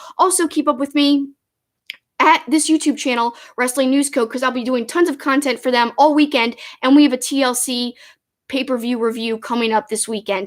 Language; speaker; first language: English; native; English